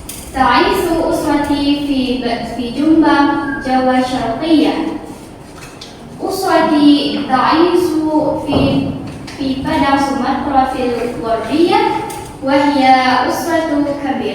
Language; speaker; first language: Arabic; non-native, learner; Indonesian